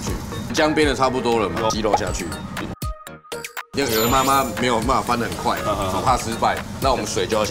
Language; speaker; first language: Chinese; native; Chinese